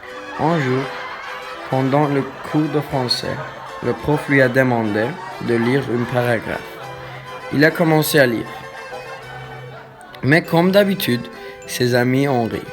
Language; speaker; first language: French; non-native, learner; Turkish